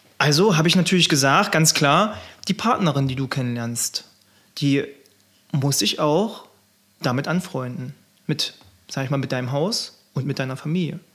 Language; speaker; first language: German; native; German